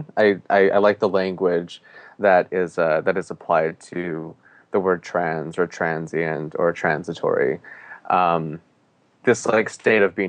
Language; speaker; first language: English; native; English